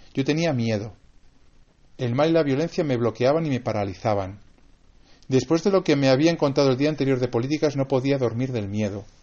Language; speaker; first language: Spanish; native; Spanish